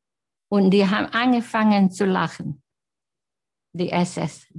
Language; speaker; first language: German; non-native, learner; Hungarian